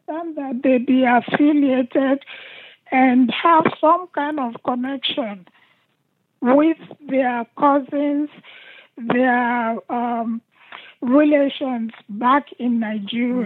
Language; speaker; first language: English; non-native, local second language; Igbo